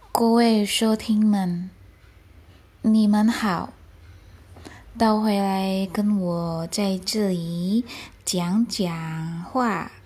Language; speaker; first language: Chinese; non-native, learner; Indonesian